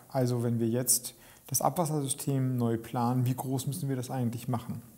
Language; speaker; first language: German; native; German